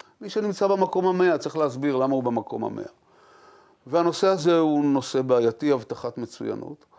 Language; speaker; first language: Hebrew; native; Hebrew